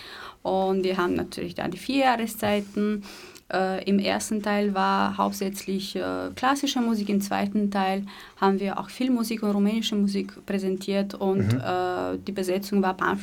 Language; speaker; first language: German; native; German